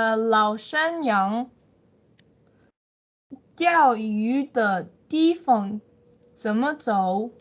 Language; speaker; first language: Chinese; non-native, learner; Tibetan